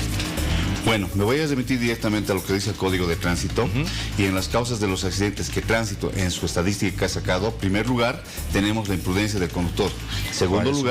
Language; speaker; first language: Spanish; native; Spanish